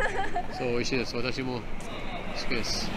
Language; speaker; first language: Japanese; non-native, learner; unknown